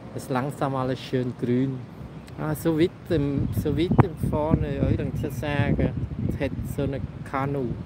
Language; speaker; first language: German; non-native, learner; Vietnamese